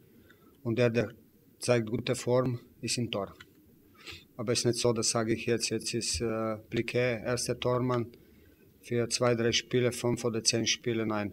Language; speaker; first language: German; non-native, fluent; Slovenian